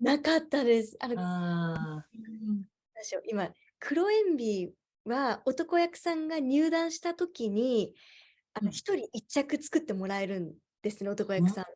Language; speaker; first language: Japanese; native; Japanese